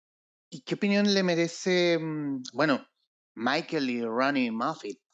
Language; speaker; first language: Spanish; native; Spanish